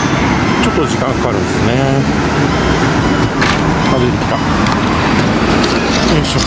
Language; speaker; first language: Japanese; native; Japanese